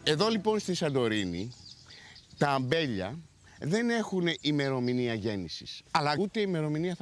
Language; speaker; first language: Greek; native; Greek